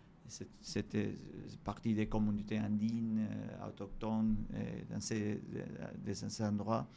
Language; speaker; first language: French; non-native, fluent; Spanish